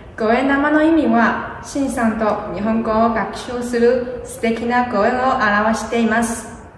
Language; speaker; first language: Japanese; non-native, learner; Chinese